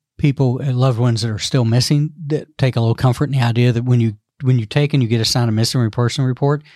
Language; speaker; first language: English; native; English